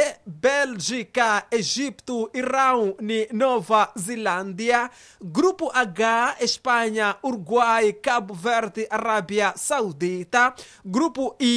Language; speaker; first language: Portuguese; non-native, local second language; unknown